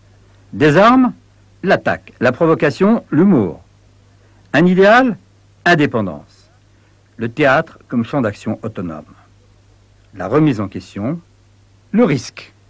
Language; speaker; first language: French; native; French